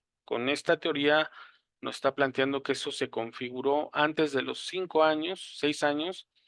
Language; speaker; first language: Spanish; native; Spanish